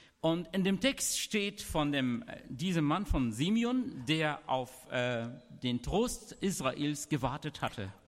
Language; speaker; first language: German; non-native, fluent; Arabic